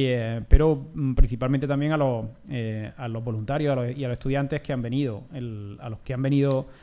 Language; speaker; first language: Spanish; native; Spanish